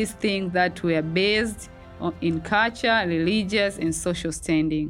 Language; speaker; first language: English; non-native, local second language; Swahili